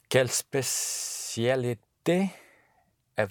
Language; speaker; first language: French; non-native, learner; English